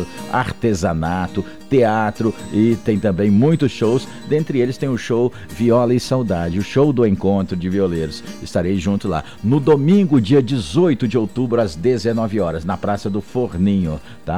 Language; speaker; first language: Portuguese; native; Portuguese